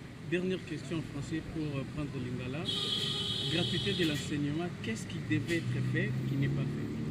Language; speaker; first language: French; non-native, local second language; Lingala